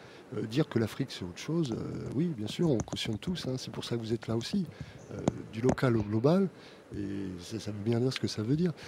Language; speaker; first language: French; native; French